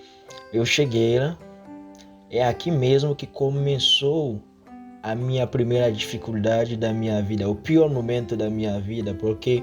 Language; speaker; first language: Portuguese; non-native, fluent; Haitian Creole